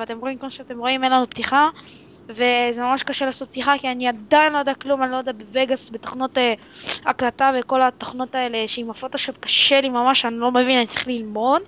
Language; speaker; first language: Hebrew; native; Hebrew